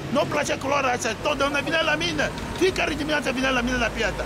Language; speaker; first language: Romanian; non-native, learner; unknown